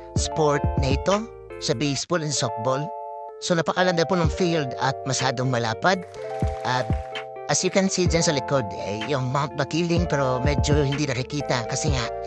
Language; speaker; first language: Filipino; non-native, local second language; Cebuano